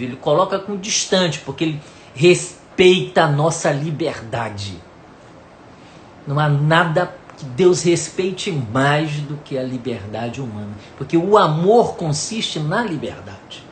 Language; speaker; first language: Portuguese; native; Portuguese